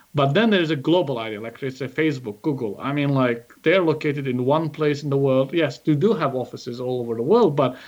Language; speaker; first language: English; non-native, fluent; Azerbaijani